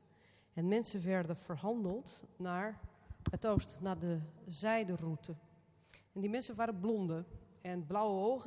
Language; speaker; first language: Dutch; non-native, fluent; Portuguese